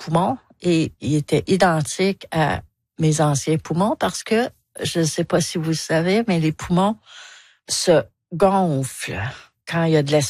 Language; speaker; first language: French; native; French